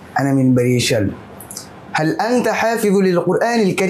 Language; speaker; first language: Arabic; non-native, learner; Bangla